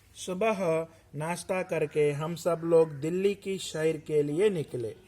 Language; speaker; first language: Hindi; non-native, local second language; Telugu